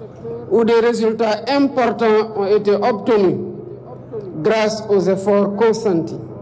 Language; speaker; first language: French; non-native, local second language; Wolof